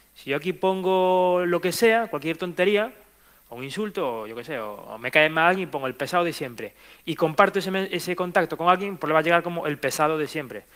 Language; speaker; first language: Spanish; native; Spanish